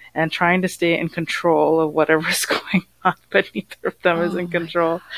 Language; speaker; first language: English; native; English